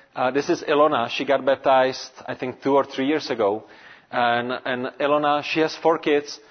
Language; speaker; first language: English; non-native, fluent; Czech